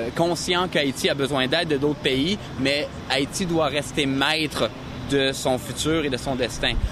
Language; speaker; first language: French; native; French